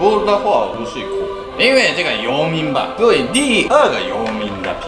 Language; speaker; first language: Chinese; non-native, fluent; Japanese